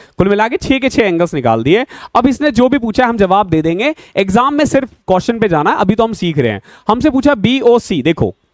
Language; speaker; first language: Hindi; native; Hindi